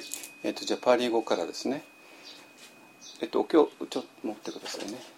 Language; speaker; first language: Japanese; native; Japanese